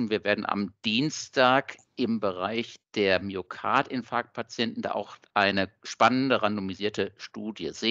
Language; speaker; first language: German; native; German